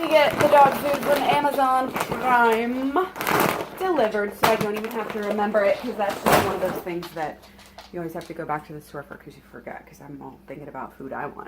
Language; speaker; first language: English; native; English